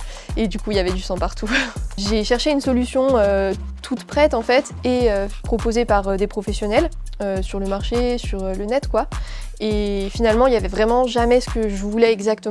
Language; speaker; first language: French; native; French